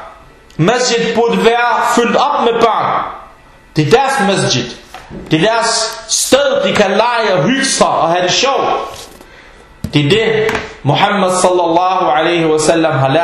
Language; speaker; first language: Danish; non-native, fluent; Arabic